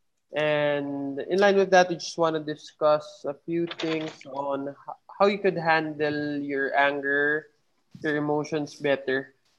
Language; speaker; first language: English; non-native, local second language; Filipino